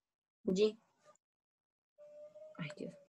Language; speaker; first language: Spanish; native; Spanish